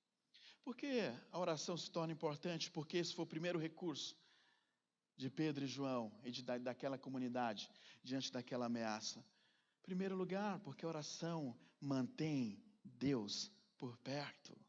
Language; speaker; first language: Portuguese; native; Portuguese